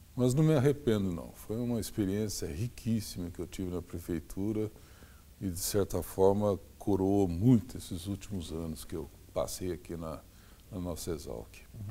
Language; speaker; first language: Portuguese; native; Portuguese